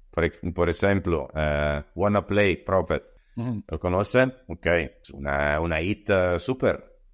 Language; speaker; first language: Spanish; non-native, learner; Italian